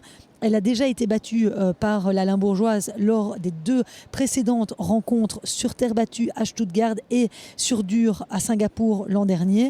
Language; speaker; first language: French; native; French